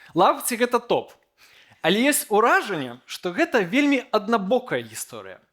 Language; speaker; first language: Belarusian; native; Belarusian